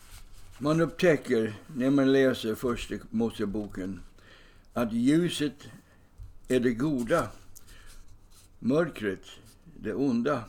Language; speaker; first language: Swedish; non-native, fluent; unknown